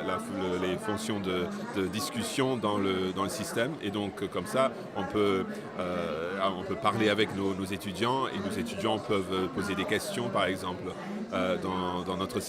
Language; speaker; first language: French; non-native, fluent; English